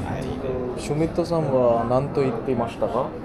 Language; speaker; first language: Japanese; non-native, learner; Sinhala